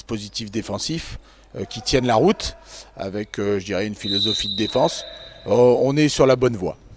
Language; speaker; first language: French; native; French